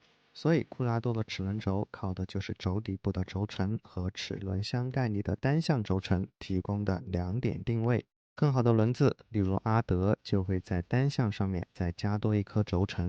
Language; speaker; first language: Chinese; native; Chinese